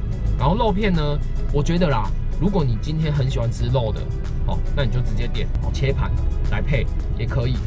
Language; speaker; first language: Chinese; native; Chinese